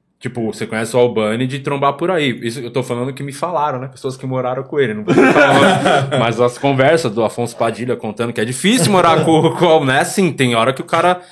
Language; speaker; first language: Portuguese; native; Portuguese